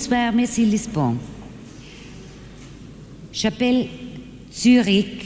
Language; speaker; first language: French; non-native, fluent; German